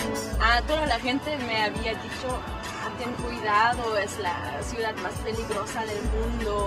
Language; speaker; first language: Spanish; non-native, fluent; German